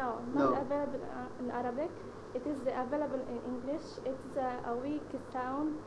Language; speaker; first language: English; non-native, learner; Arabic